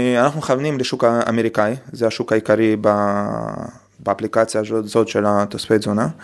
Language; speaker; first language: Hebrew; non-native, fluent; Russian